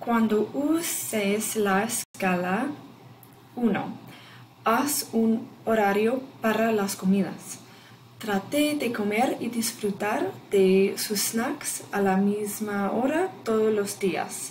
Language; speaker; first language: Spanish; non-native, fluent; English